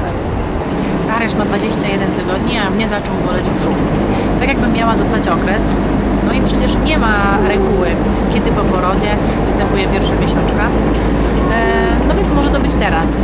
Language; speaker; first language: Polish; native; Polish